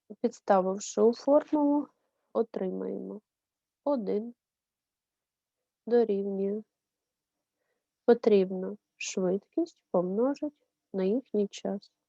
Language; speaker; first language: Ukrainian; native; Ukrainian